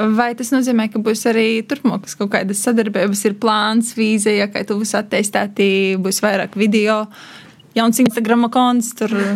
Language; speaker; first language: Latvian; native; Latvian